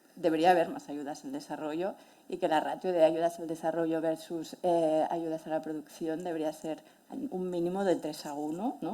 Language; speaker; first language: Spanish; non-native, local second language; Catalan